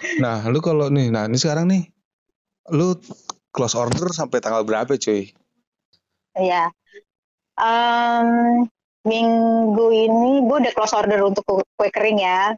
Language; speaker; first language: Indonesian; native; Indonesian